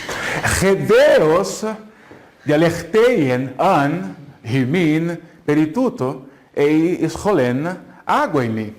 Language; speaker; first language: Greek; non-native, fluent; Portuguese